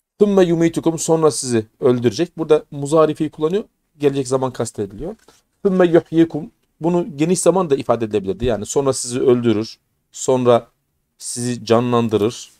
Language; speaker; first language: Turkish; native; Turkish